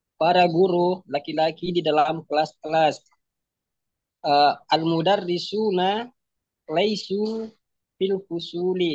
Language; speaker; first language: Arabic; non-native, learner; Indonesian